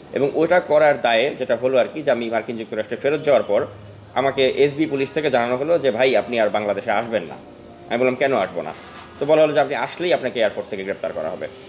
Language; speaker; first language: Bangla; native; Bangla